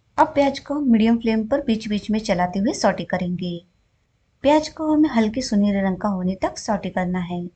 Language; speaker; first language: Hindi; native; Hindi